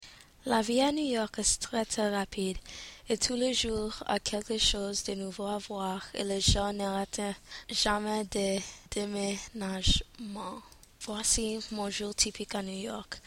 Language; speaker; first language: French; non-native, learner; English